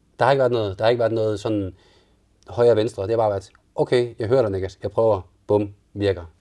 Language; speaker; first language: Danish; native; Danish